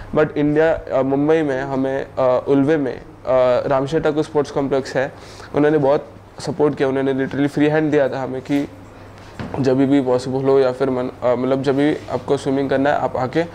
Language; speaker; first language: Hindi; non-native, local second language; Marathi